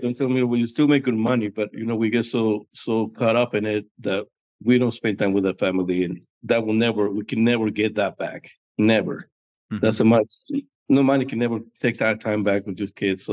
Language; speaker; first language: English; non-native, fluent; Spanish